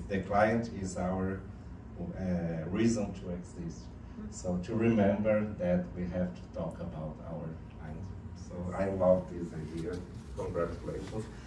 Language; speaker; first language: English; non-native, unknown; Portuguese